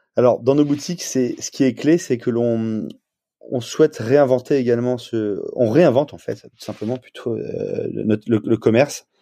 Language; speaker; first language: French; native; French